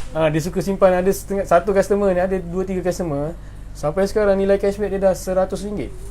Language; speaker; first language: Malay; native; Malay